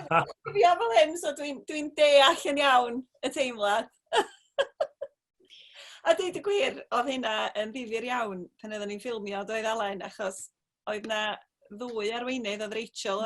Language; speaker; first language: Welsh; native; Welsh